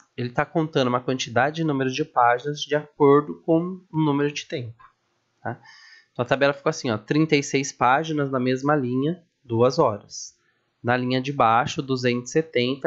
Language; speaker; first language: Portuguese; native; Portuguese